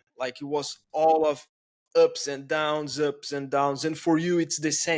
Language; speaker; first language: English; non-native, fluent; Portuguese